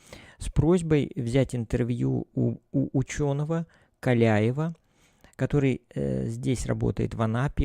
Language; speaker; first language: Russian; native; Russian